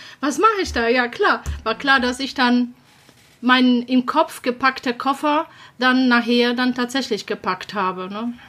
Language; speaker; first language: German; non-native, fluent; Polish